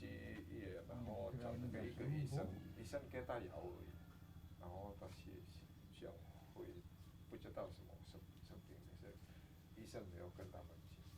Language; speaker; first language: Chinese; non-native, learner; Indonesian